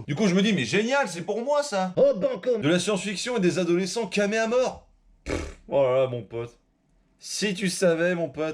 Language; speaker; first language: French; native; French